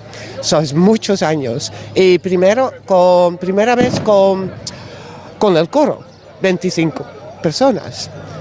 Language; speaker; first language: Spanish; non-native, learner; Dutch